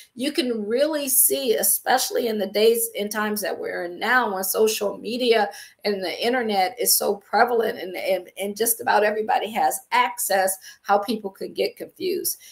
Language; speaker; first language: English; native; English